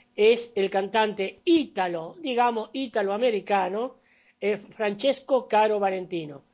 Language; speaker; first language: Spanish; native; Spanish